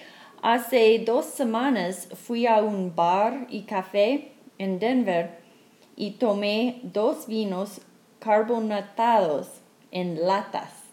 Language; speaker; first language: Spanish; non-native, learner; English